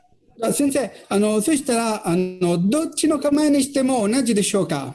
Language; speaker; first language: Japanese; non-native, fluent; Italian